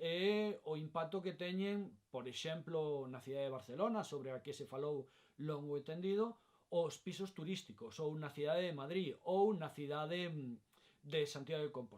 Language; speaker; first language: Galician; non-native, local second language; Spanish